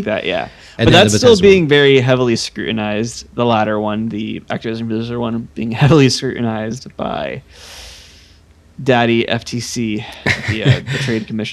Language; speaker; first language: English; native; English